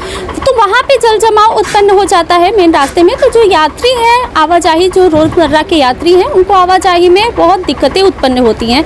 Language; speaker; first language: Hindi; native; Hindi